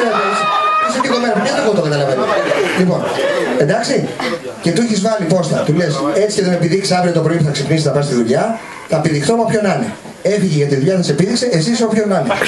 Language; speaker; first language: Greek; native; Greek